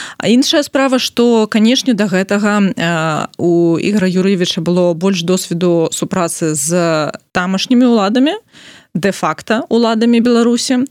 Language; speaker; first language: Belarusian; non-native, local second language; Russian